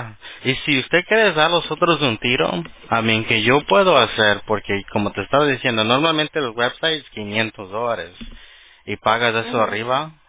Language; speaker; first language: Spanish; early bilingual, heritage; Spanish